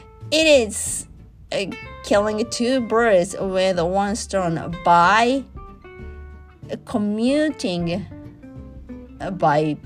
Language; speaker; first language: English; non-native, learner; Japanese